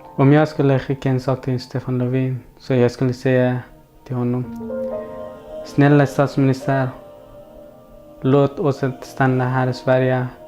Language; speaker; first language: Swedish; non-native, learner; Persian